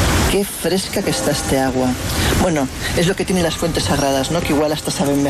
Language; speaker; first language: Spanish; native; Spanish